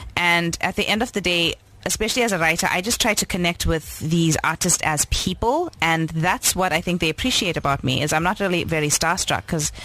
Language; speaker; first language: English; native; English